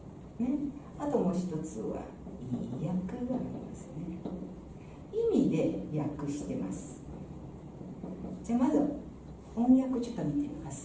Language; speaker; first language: Japanese; non-native, fluent; Chinese